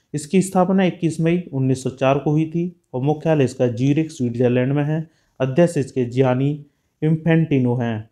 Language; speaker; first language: Hindi; native; Hindi